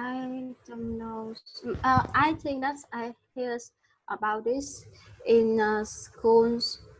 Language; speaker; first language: English; non-native, learner; Vietnamese